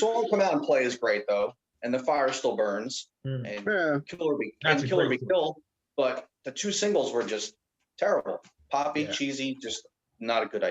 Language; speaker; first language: English; native; English